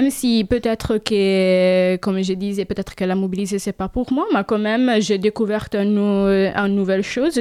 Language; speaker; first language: French; non-native, fluent; Italian